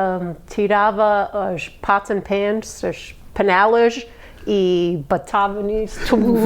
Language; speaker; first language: Portuguese; early bilingual, heritage; Portuguese